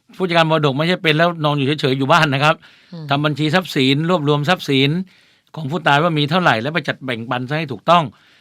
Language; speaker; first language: Thai; native; Thai